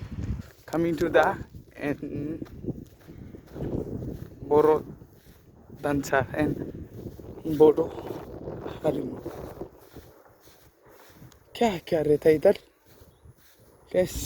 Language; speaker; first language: Hindi; non-native, local second language; Bodo